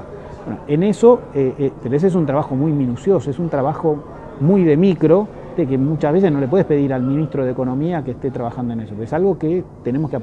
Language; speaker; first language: Spanish; native; Spanish